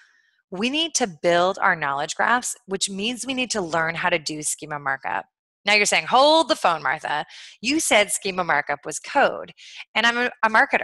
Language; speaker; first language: English; native; English